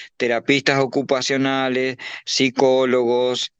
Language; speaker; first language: Spanish; native; Spanish